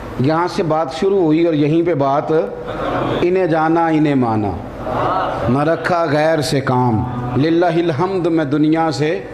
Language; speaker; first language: Urdu; non-native, local second language; Punjabi